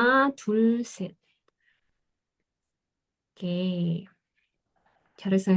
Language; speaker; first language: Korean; non-native, fluent; Indonesian